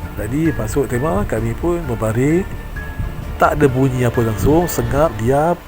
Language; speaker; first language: Malay; native; Malay